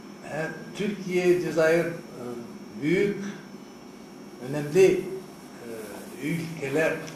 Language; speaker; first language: Turkish; non-native, fluent; Arabic